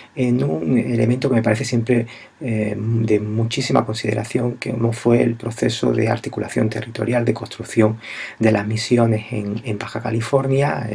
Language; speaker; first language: Spanish; native; Spanish